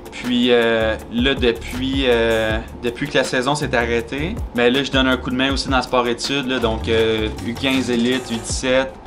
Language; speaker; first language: French; native; French